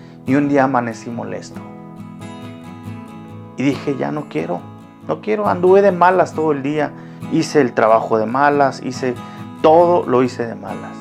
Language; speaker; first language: Spanish; native; Spanish